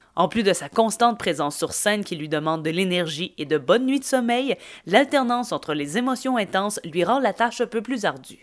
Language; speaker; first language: French; native; French